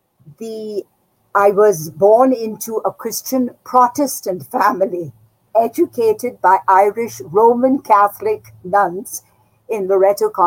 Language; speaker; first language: English; non-native, local second language; Nepali